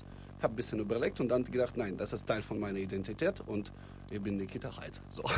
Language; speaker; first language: German; non-native, fluent; Russian